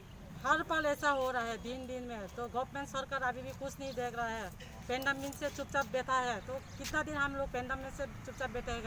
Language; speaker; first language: Hindi; non-native, local second language; Kok Borok